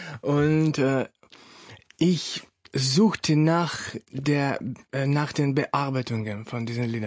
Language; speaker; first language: German; non-native, fluent; Russian